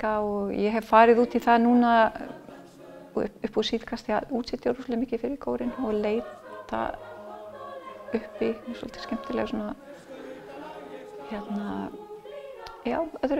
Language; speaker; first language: Icelandic; non-native, fluent; English